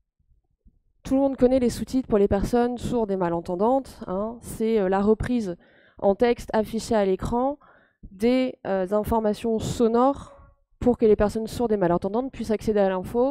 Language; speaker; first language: French; native; French